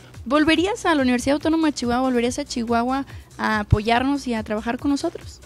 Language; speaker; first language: Spanish; native; Spanish